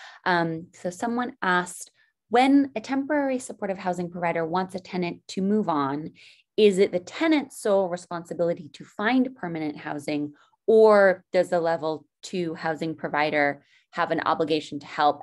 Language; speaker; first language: English; native; English